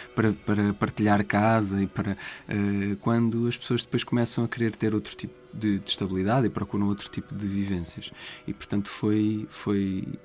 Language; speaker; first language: Portuguese; native; Portuguese